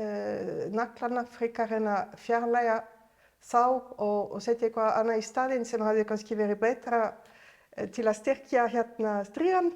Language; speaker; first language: Icelandic; non-native, fluent; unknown